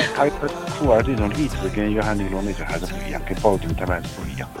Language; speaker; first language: Chinese; native; Chinese